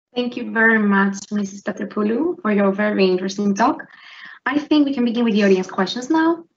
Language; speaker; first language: English; non-native, fluent; Greek